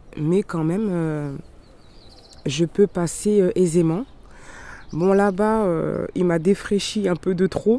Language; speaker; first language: French; native; French